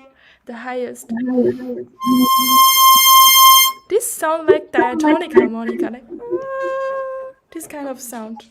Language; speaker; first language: English; non-native, fluent; Cantonese